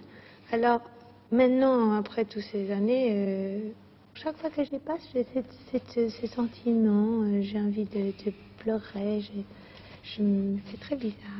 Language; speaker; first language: French; non-native, fluent; Greek